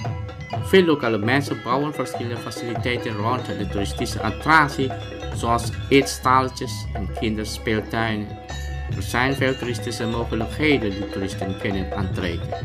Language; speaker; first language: Dutch; non-native, fluent; Indonesian